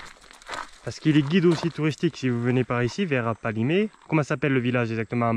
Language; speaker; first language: French; native; French